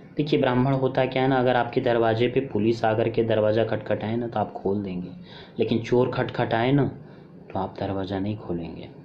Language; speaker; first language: Hindi; non-native, local second language; Bhojpuri